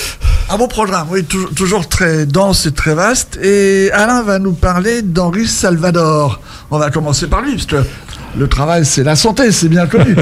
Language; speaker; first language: French; native; French